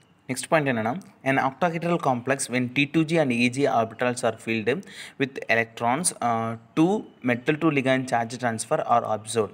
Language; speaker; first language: English; non-native, local second language; Tamil